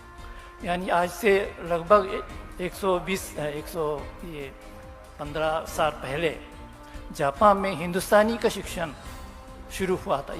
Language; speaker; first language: Hindi; non-native, fluent; Japanese